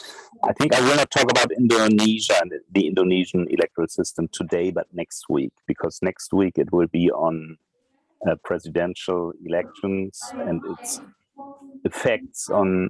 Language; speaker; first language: English; non-native, fluent; German